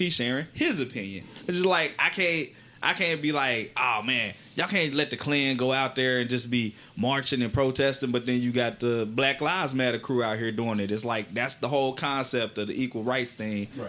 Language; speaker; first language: English; native; English